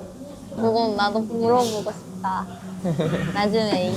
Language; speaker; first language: Korean; non-native, learner; Japanese